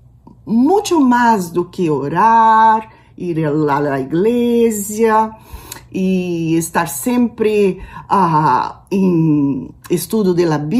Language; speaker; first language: Portuguese; non-native, fluent; Spanish